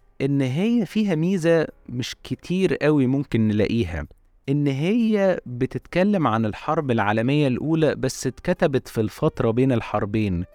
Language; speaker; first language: Arabic; native; Arabic